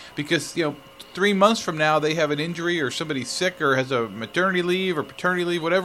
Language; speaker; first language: English; native; English